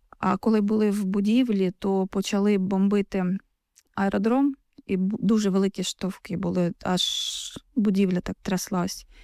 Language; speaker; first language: Ukrainian; non-native, local second language; Russian